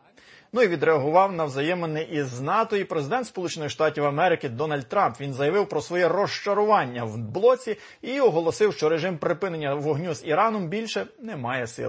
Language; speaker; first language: Ukrainian; native; Ukrainian